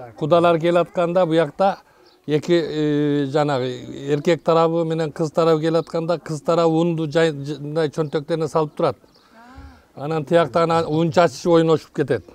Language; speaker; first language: Kyrgyz; early bilingual, heritage; Kyrgyz